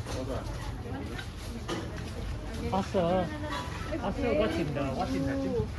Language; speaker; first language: English; non-native, learner; Korean